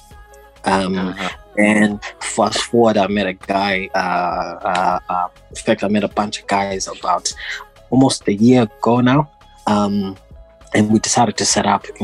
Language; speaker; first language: English; non-native, local second language; Shona